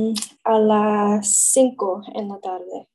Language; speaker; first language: Spanish; non-native, learner; English